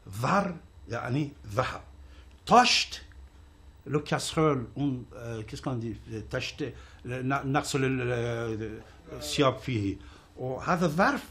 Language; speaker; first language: Arabic; non-native, fluent; Persian